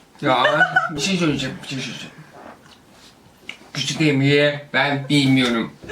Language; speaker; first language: Turkish; non-native, learner; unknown